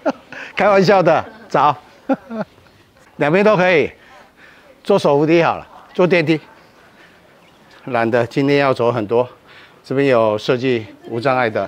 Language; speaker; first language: Chinese; native; Chinese